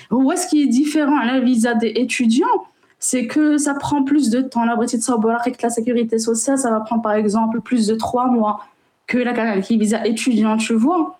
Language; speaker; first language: French; non-native, local second language; Arabic